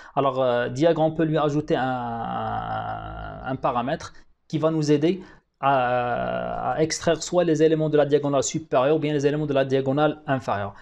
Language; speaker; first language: French; non-native, local second language; Arabic